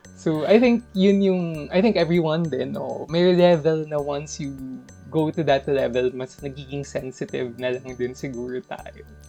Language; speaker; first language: English; non-native, local second language; Filipino